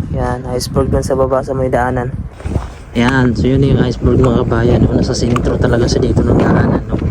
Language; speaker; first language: Filipino; native; Filipino